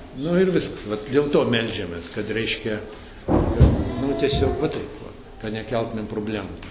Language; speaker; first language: Lithuanian; early bilingual, heritage; Lithuanian